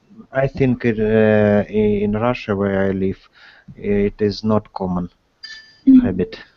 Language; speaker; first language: English; non-native, learner; Russian